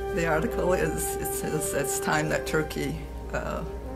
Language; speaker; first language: English; native; English